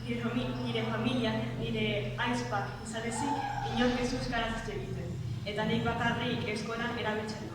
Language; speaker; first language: Basque; non-native, local second language; Spanish